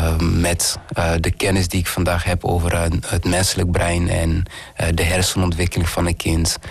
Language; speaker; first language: Dutch; early bilingual, other home language; Kinyarwanda